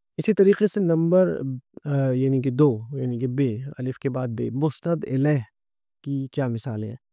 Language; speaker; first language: Urdu; native; Urdu